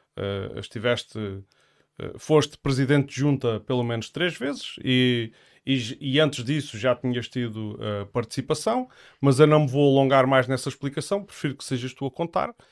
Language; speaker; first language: Portuguese; native; Portuguese